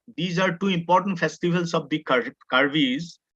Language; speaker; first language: English; non-native, local second language; Assamese